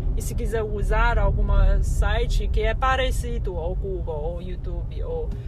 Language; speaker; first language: Portuguese; non-native, fluent; Chinese